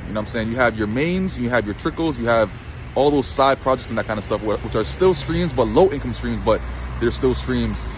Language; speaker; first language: English; native; English